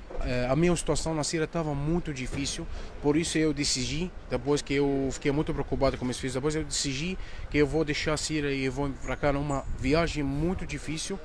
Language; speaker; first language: Portuguese; non-native, fluent; Arabic